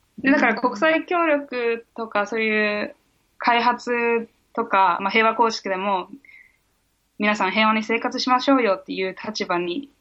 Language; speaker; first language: Japanese; early bilingual, heritage; Japanese